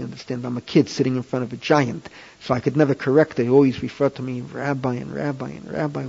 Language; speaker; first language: English; native; English